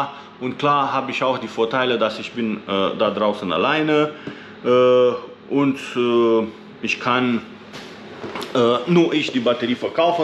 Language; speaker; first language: German; non-native, fluent; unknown